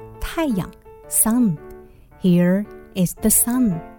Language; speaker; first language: English; non-native, learner; Chinese